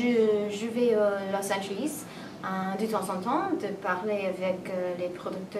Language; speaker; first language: French; non-native, learner; English